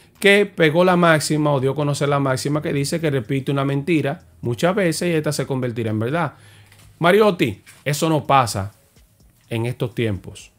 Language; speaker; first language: Spanish; native; Spanish